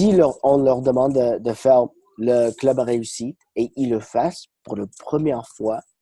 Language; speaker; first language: French; non-native, fluent; English